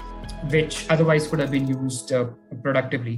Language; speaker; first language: English; non-native, local second language; Hindi